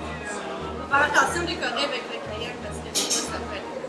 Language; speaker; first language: French; native; French